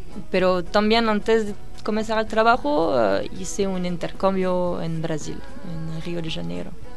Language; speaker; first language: Spanish; non-native, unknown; French